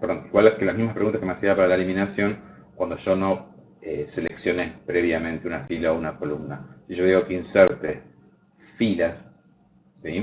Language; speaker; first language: Spanish; native; Spanish